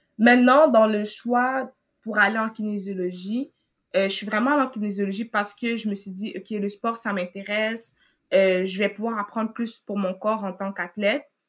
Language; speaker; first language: French; early bilingual, other home language; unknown